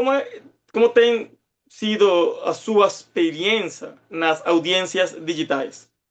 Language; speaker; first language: Portuguese; non-native, fluent; Spanish